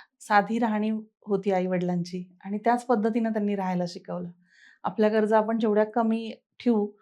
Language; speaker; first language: Marathi; native; Marathi